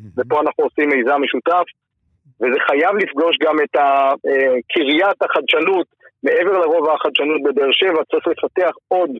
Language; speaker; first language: Hebrew; native; Hebrew